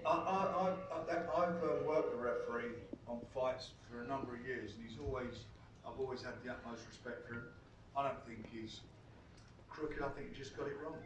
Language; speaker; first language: English; native; English